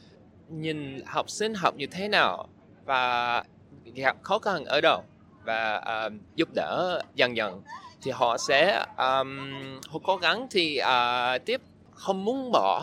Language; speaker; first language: Vietnamese; non-native, learner; English